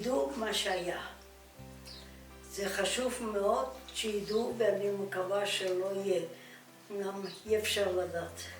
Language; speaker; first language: Hebrew; non-native, fluent; German